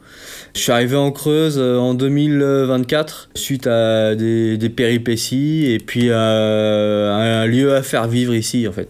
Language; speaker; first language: French; native; French